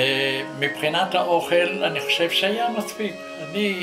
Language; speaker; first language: Hebrew; non-native, fluent; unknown